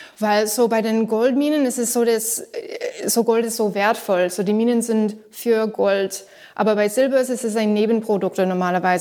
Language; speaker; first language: German; non-native, learner; English